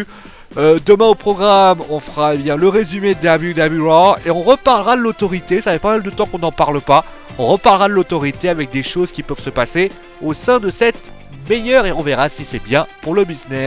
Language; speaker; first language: French; native; French